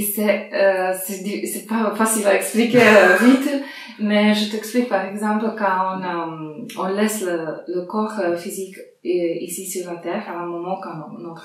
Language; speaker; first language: French; non-native, fluent; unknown